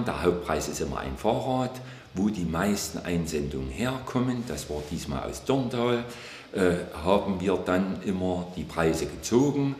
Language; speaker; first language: German; native; German